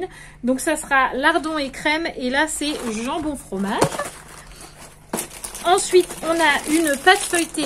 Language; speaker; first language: French; native; French